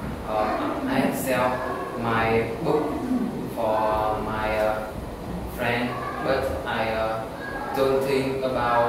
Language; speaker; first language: English; non-native, learner; Vietnamese